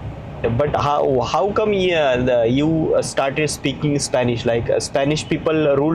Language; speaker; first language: English; non-native, local second language; Hindi